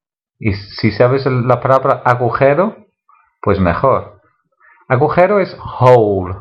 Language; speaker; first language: Spanish; non-native, fluent; English